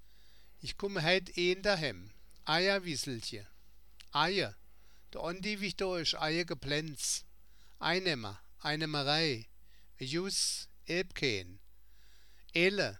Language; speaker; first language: German; native; German